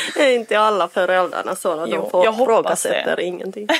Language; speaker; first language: Swedish; non-native, fluent; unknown